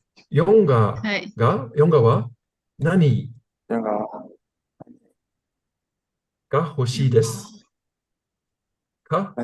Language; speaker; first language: Japanese; non-native, learner; English